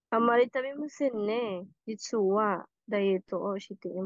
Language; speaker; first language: Japanese; non-native, learner; Filipino